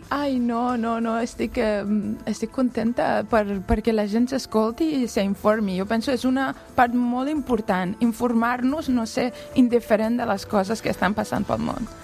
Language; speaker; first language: Catalan; non-native, fluent; Persian